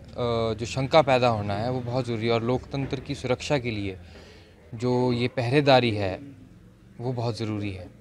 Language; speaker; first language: Hindi; native; Hindi